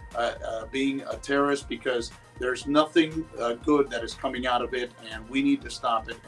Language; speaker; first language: Spanish; early bilingual, heritage; Spanish